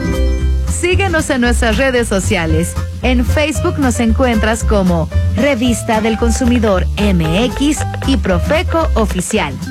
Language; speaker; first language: Spanish; native; Spanish